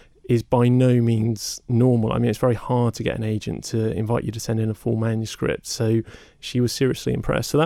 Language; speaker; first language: English; native; English